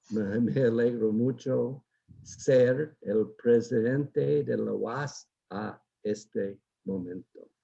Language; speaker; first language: Spanish; non-native, learner; English